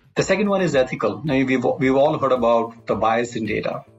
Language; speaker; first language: English; non-native, local second language; Hindi